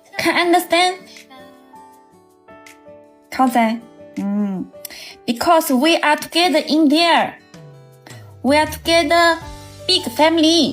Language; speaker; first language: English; non-native, learner; Chinese